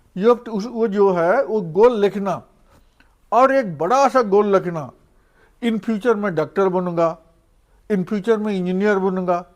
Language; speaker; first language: Hindi; non-native, local second language; Odia